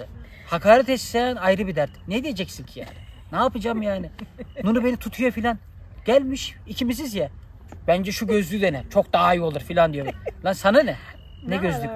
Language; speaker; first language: Turkish; native; Turkish